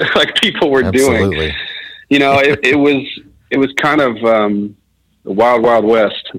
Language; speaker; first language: English; native; English